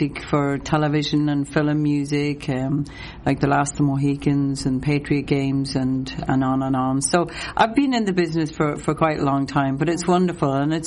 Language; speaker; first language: English; non-native, local second language; Irish